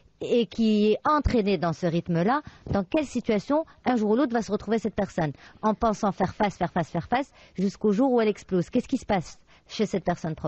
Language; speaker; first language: French; non-native, local second language; Arabic